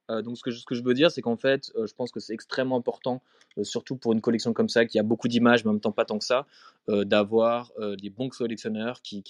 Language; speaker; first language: French; native; French